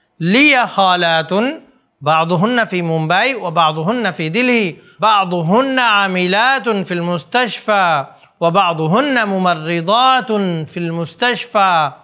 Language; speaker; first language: Arabic; non-native, fluent; Urdu